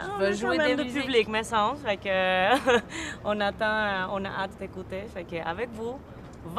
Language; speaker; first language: French; native; French